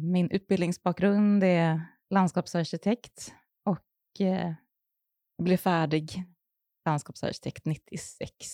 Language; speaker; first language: Swedish; native; Swedish